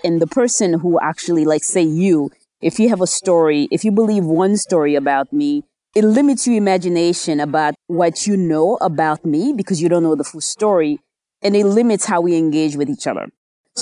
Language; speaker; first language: English; native; English